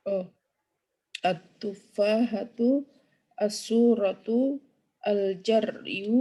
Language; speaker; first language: Arabic; non-native, learner; Indonesian